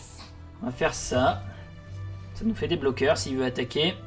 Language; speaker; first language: French; native; French